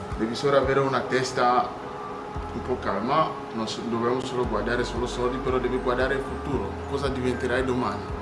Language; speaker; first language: Italian; non-native, fluent; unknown